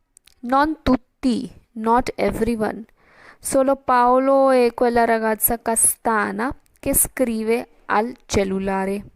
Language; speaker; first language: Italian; non-native, fluent; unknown